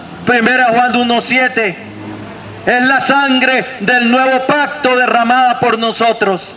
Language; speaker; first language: Spanish; native; Spanish